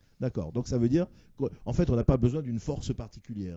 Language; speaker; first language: French; native; French